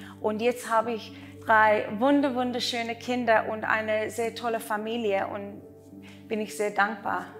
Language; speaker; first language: German; non-native, learner; Afrikaans